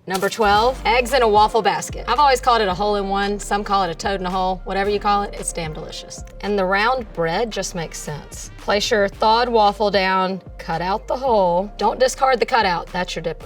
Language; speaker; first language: English; native; English